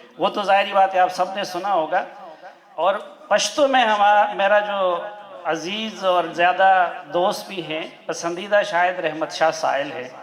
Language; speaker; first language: Urdu; non-native, local second language; Pashto